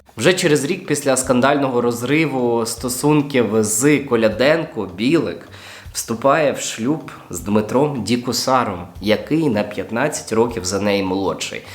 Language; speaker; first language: Ukrainian; non-native, local second language; Russian